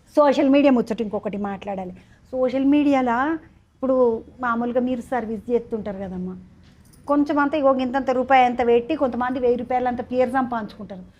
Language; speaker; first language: Telugu; native; Telugu